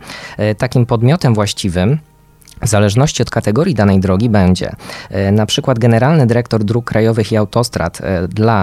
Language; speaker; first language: Polish; native; Polish